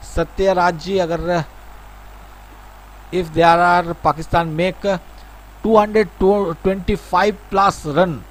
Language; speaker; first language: Hindi; non-native, local second language; Bangla